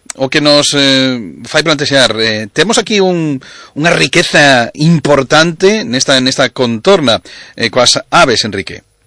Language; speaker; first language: Galician; non-native, local second language; Spanish